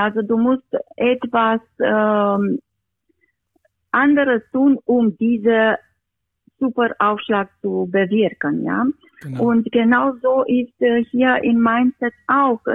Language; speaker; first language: German; non-native, fluent; Romanian